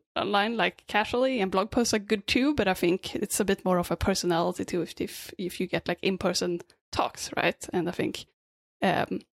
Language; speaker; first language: English; non-native, fluent; Swedish